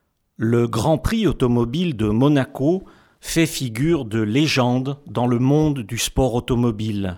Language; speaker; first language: French; native; French